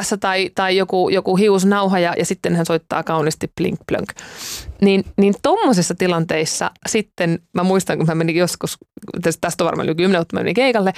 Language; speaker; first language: Finnish; native; Finnish